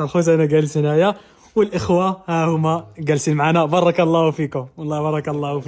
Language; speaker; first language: Arabic; native; Arabic